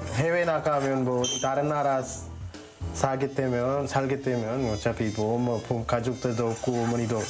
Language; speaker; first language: Korean; non-native, fluent; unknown